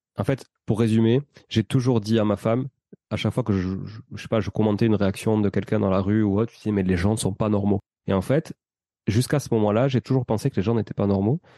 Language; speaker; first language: French; native; French